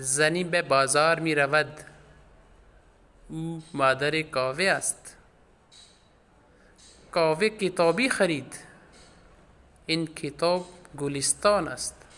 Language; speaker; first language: Persian; non-native, fluent; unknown